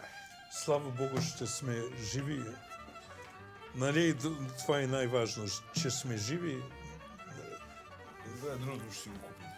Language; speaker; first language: Bulgarian; non-native, fluent; English